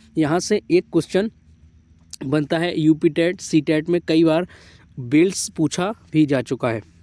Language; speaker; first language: Hindi; native; Hindi